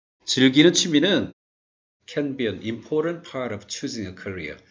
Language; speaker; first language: English; non-native, fluent; Korean